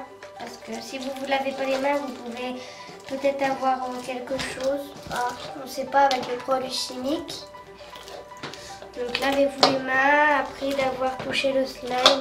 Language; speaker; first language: French; native; French